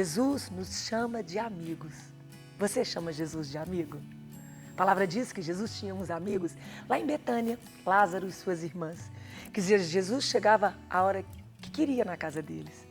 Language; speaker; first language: Portuguese; native; Portuguese